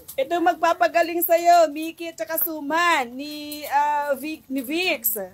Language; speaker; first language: Filipino; non-native, local second language; Iloko